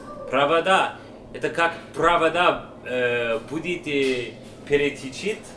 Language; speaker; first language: Russian; non-native, learner; English